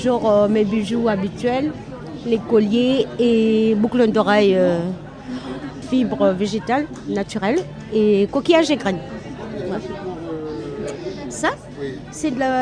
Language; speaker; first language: French; native; French